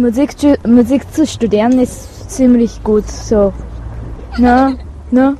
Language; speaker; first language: German; non-native, learner; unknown